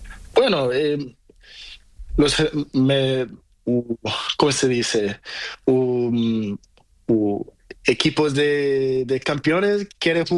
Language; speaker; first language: Spanish; non-native, learner; Portuguese